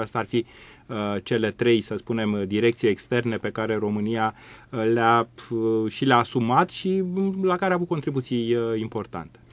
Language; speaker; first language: Romanian; native; Romanian